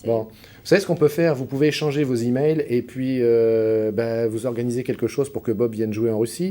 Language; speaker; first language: French; native; French